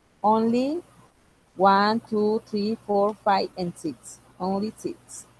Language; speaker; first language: English; non-native, local second language; Spanish